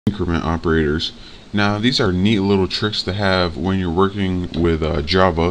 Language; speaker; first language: English; native; English